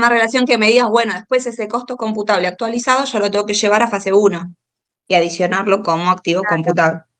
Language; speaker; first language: Spanish; native; Spanish